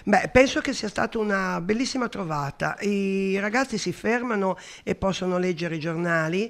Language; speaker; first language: Italian; native; Italian